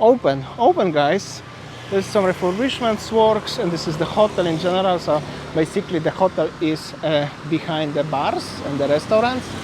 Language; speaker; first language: English; non-native, fluent; Polish